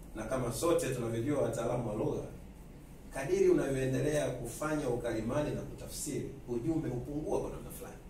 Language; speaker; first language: Swahili; native; Swahili